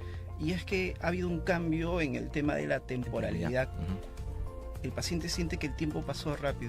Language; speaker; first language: Spanish; native; Spanish